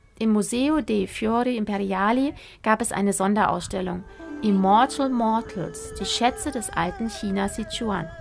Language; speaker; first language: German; non-native, fluent; Chinese